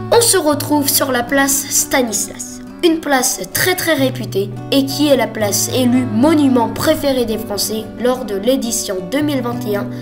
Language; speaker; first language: French; native; French